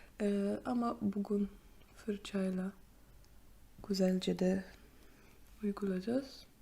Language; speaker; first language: Turkish; non-native, fluent; Polish